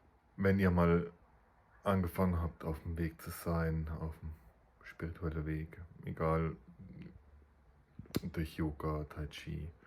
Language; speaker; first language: German; native; German